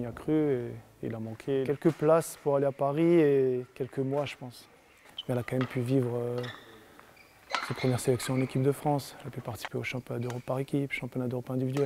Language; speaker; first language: French; native; French